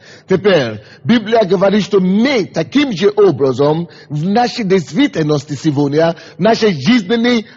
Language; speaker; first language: Russian; non-native, fluent; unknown